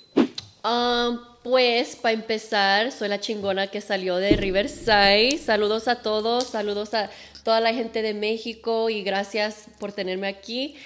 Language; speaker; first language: Spanish; early bilingual, other home language; English